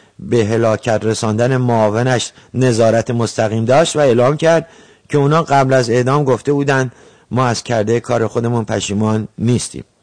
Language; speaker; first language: Persian; native; Persian